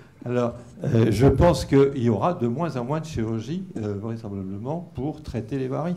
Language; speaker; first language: French; native; French